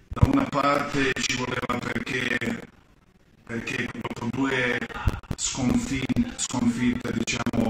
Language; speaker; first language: Italian; non-native, fluent; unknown